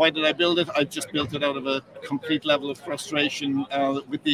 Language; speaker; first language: English; native; English